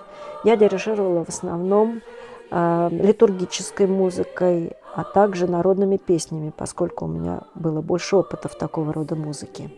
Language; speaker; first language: Russian; native; Russian